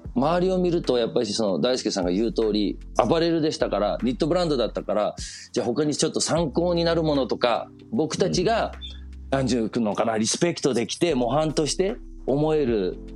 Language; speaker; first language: Japanese; early bilingual, heritage; Danish